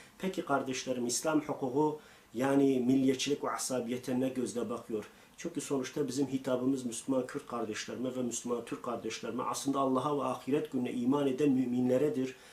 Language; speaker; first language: Turkish; non-native, local second language; Kurdish